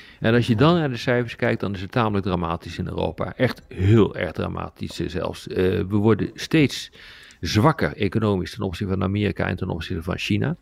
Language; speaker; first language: Dutch; native; Dutch